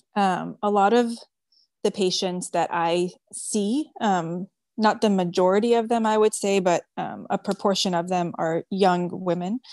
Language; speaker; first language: English; early bilingual, other home language; French